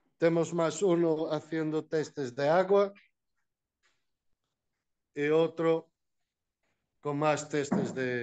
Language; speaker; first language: Spanish; non-native, fluent; Portuguese